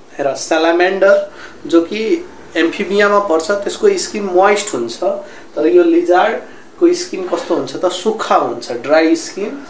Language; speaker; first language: Nepali; native; Nepali